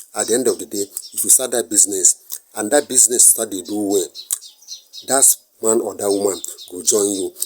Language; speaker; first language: Nigerian Pidgin; non-native, local second language; Igbo